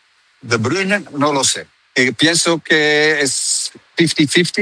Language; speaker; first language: Spanish; non-native, learner; Dutch